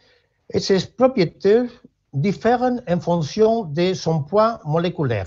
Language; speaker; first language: French; non-native, learner; Spanish